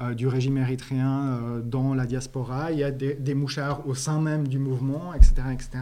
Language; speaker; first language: French; native; French